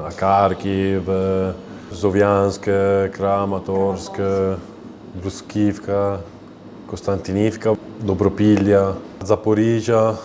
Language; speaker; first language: Ukrainian; non-native, learner; Italian